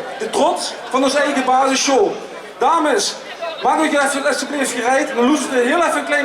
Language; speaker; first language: Dutch; non-native, local second language; Limburgish